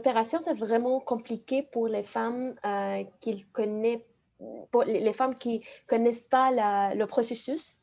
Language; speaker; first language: French; non-native, fluent; Arabic